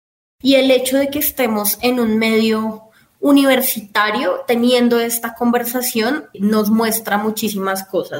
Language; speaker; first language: Spanish; native; Spanish